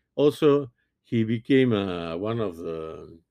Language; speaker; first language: English; non-native, fluent; French